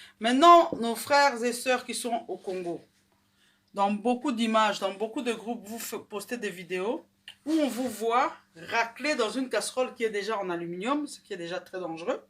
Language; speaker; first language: French; non-native, local second language; Lingala